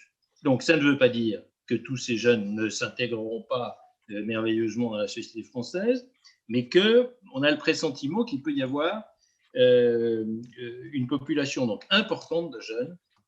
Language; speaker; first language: French; native; French